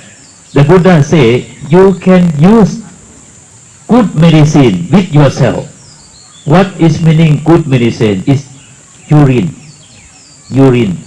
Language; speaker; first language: English; non-native, learner; Thai